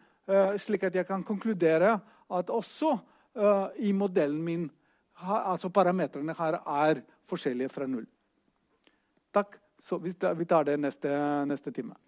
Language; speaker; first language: Norwegian; non-native, fluent; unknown